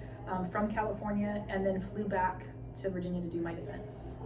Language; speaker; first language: English; native; English